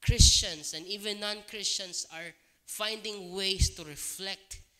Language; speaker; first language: English; non-native, local second language; Filipino